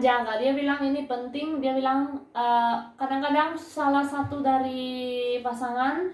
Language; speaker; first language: Indonesian; non-native, fluent; Spanish